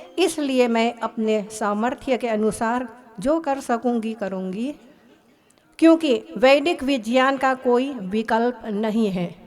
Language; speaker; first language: Hindi; early bilingual, heritage; Hindi